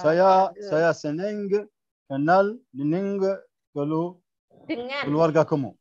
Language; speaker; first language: Indonesian; non-native, learner; Arabic